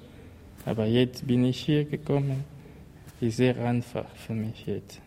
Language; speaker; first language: German; non-native, learner; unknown